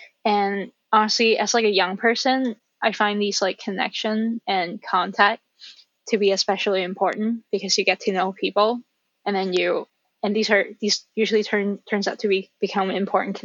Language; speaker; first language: English; non-native, local second language; Cantonese